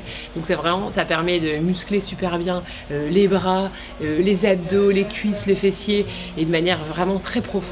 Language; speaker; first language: French; native; French